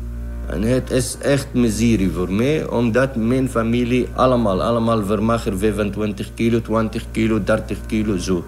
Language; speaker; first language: Dutch; non-native, learner; Arabic